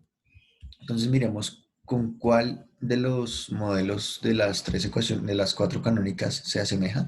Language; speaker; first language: Spanish; native; Spanish